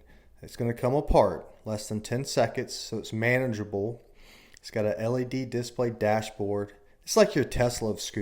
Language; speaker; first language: English; native; English